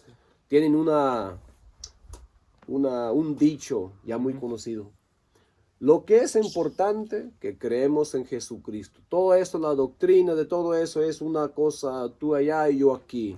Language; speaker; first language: Spanish; non-native, local second language; Low German